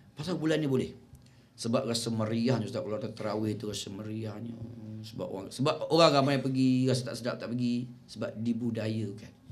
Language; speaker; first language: Malay; native; Malay